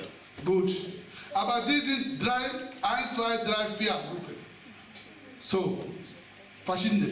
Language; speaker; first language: German; non-native, fluent; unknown